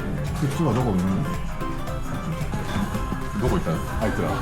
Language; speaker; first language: Japanese; native; Japanese